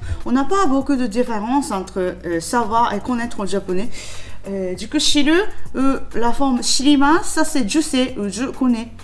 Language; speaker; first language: French; non-native, learner; Japanese